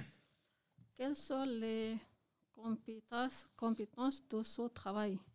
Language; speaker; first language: French; non-native, learner; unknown